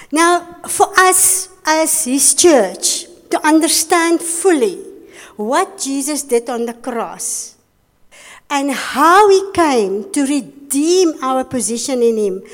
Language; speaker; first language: English; non-native, local second language; Afrikaans